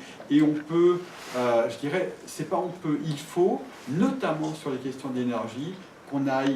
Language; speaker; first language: French; native; French